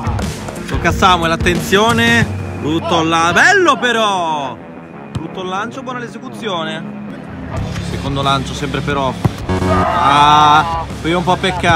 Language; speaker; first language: Italian; native; Italian